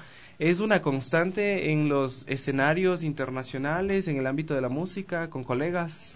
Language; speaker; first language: Spanish; native; Spanish